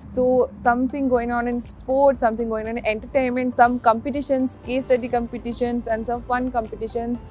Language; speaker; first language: English; non-native, local second language; Bangla